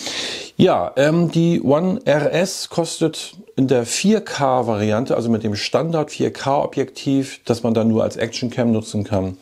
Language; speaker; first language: German; native; German